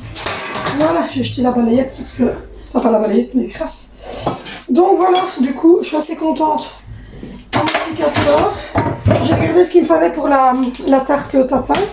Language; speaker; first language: French; native; French